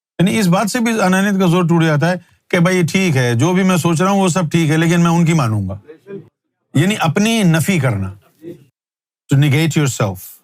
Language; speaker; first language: Urdu; native; Urdu